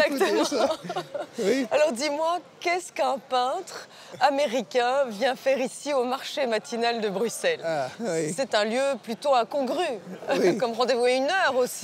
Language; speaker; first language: French; native; French